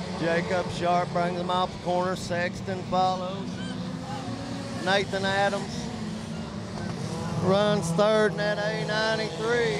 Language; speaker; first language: English; native; English